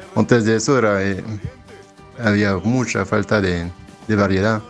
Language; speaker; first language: Spanish; non-native, fluent; French